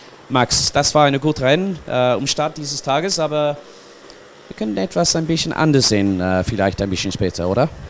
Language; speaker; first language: German; non-native, learner; English